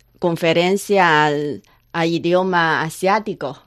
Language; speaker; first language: Spanish; non-native, learner; Chinese